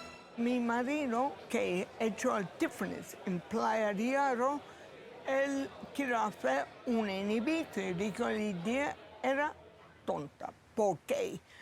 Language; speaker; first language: Spanish; non-native, fluent; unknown